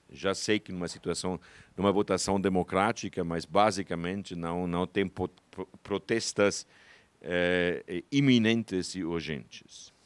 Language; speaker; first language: Portuguese; non-native, fluent; German